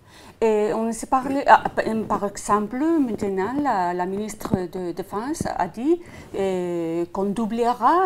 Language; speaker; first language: French; non-native, fluent; Spanish